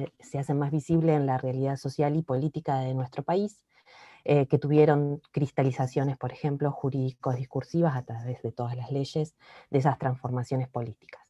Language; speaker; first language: Spanish; native; Spanish